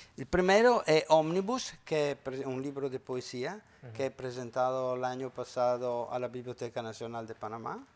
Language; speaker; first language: Spanish; non-native, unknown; Italian